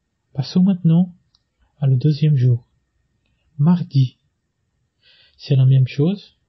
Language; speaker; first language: French; non-native, fluent; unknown